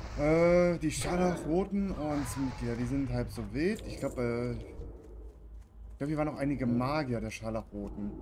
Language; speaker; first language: German; native; German